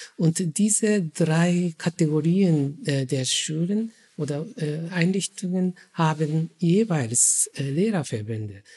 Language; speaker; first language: German; non-native, fluent; Japanese